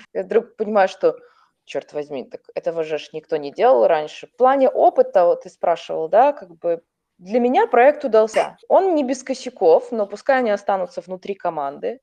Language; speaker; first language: Russian; non-native, local second language; Belarusian